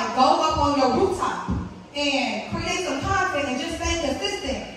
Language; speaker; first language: English; native; English